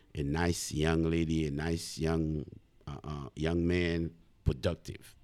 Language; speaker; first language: English; non-native, fluent; Haitian Creole